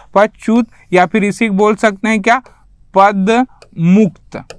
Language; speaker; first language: Hindi; native; Hindi